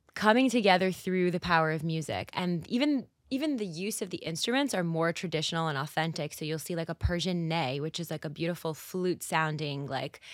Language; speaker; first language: English; native; English